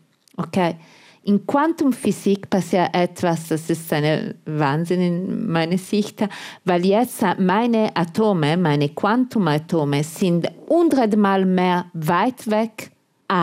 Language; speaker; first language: German; non-native, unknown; Italian